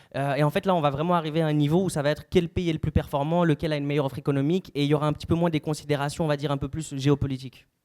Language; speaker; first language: French; native; French